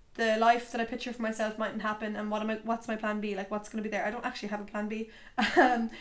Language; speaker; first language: English; native; English